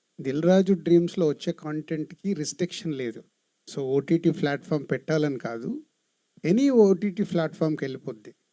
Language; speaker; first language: Telugu; native; Telugu